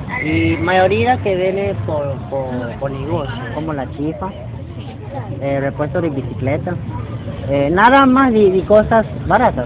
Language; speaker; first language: Spanish; non-native, learner; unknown